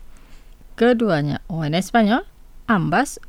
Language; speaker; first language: Spanish; non-native, fluent; Indonesian